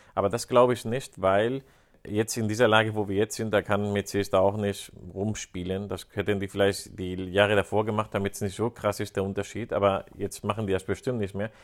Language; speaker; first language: German; non-native, fluent; Spanish